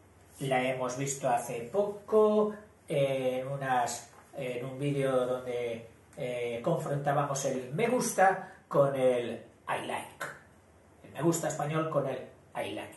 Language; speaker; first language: Spanish; native; Spanish